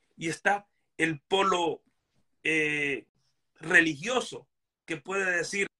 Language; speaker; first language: Spanish; native; Spanish